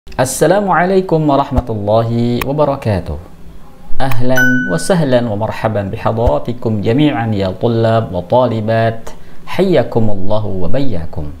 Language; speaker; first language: Arabic; non-native, fluent; Indonesian